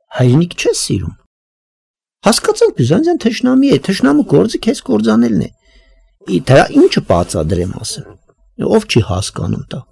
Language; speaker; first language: Armenian; native; Armenian